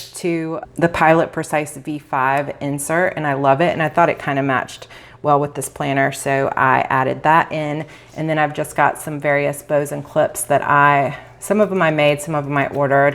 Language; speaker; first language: English; native; English